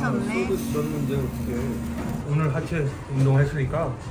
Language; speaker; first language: Korean; non-native, learner; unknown